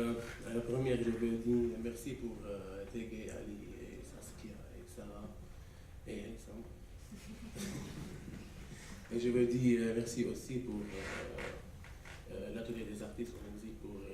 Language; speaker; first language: French; non-native, learner; Arabic